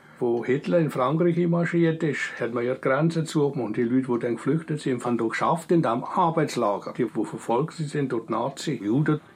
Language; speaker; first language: German; native; German